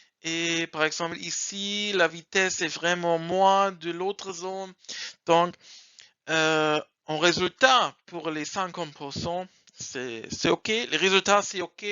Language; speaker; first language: French; non-native, learner; German